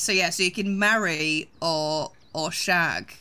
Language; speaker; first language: English; native; English